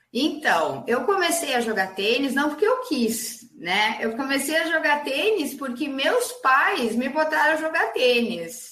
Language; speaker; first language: Portuguese; native; Portuguese